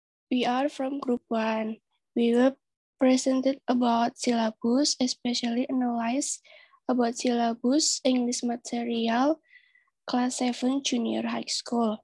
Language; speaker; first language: English; non-native, learner; Indonesian